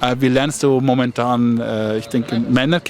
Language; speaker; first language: German; native; German